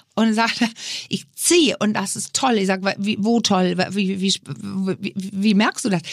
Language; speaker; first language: German; non-native, fluent; Danish